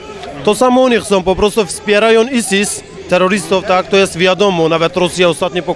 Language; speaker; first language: Polish; non-native, fluent; Kurdish